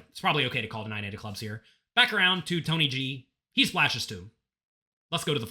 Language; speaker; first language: English; native; English